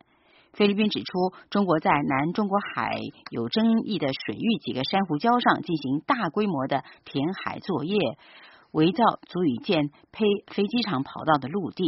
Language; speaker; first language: Chinese; native; Chinese